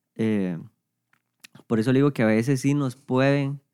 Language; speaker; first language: Spanish; native; Spanish